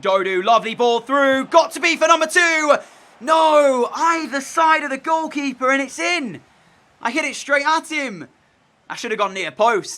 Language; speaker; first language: English; native; English